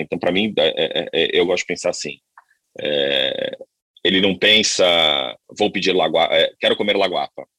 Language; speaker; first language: Portuguese; native; Portuguese